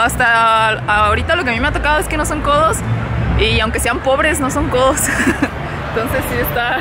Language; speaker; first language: Spanish; native; Spanish